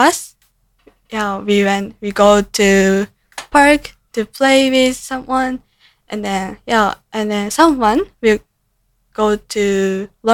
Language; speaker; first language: English; non-native, learner; Japanese